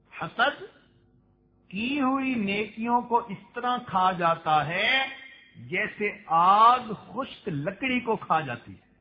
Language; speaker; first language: Urdu; non-native, local second language; Punjabi